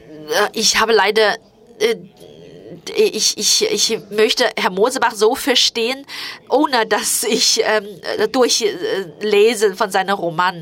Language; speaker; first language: German; non-native, fluent; Chinese